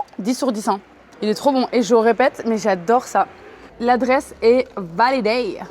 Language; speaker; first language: French; native; French